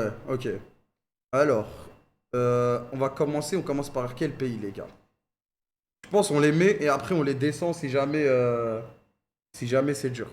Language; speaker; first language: French; native; French